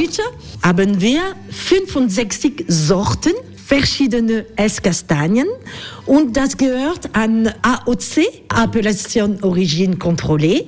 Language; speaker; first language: German; non-native, learner; French